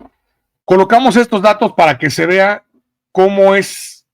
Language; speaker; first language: Spanish; native; Spanish